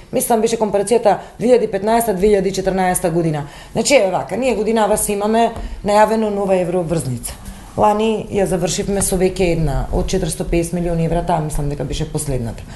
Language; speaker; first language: Macedonian; native; Macedonian